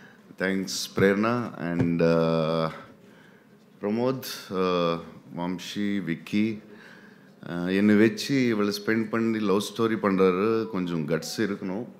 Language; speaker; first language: Tamil; non-native, learner; Telugu